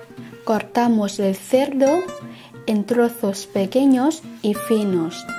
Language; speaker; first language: Spanish; non-native, fluent; Thai